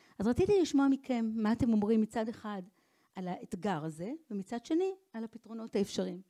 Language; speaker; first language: Hebrew; native; Hebrew